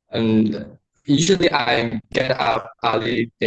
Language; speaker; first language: English; non-native, learner; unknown